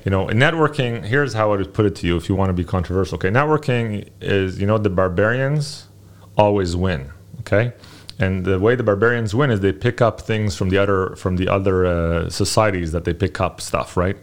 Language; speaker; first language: English; early bilingual, other home language; Hebrew